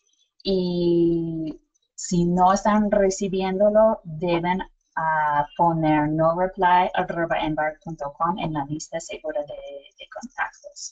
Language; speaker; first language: Spanish; non-native, fluent; English